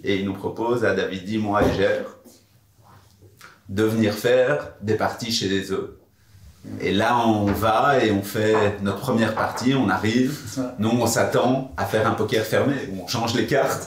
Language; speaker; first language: French; native; French